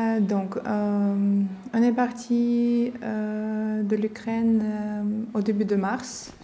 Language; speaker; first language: French; non-native, fluent; Russian